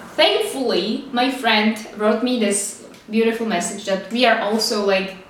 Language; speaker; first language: English; non-native, fluent; Czech